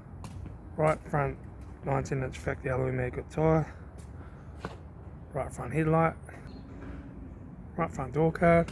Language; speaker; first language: English; native; English